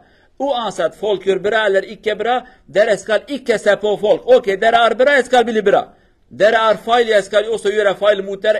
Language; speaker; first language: Swedish; non-native, learner; Kurdish